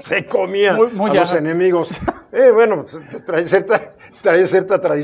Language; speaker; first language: Spanish; native; Spanish